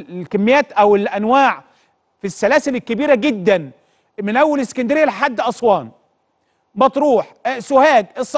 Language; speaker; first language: Arabic; native; Arabic